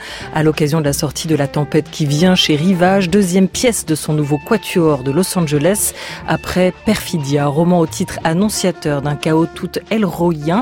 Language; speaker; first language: French; native; French